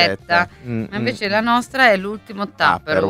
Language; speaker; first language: Italian; native; Italian